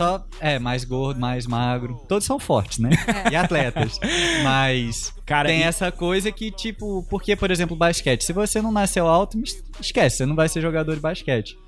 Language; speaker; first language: Portuguese; native; Portuguese